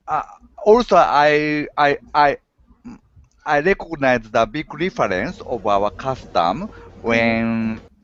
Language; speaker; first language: English; non-native, learner; Japanese